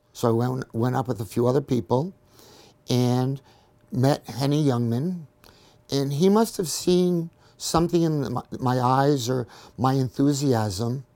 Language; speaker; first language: English; native; English